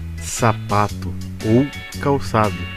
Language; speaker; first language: Portuguese; non-native, fluent; Haitian Creole